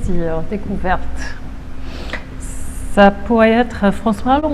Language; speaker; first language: French; native; French